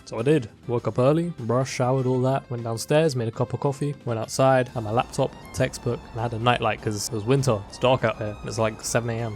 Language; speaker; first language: English; native; English